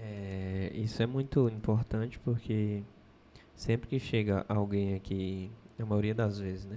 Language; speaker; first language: Portuguese; native; Portuguese